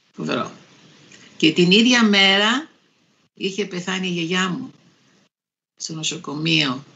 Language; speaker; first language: Greek; native; Greek